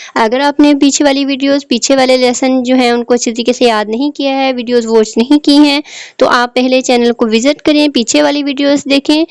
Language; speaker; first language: Urdu; native; Urdu